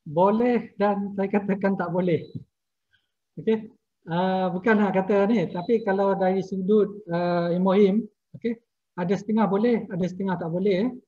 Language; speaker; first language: Malay; native; Malay